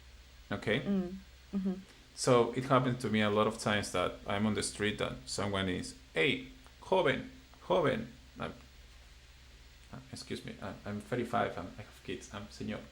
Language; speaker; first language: English; non-native, fluent; Spanish